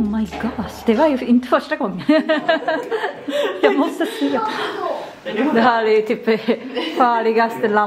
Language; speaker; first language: Swedish; non-native, learner; Japanese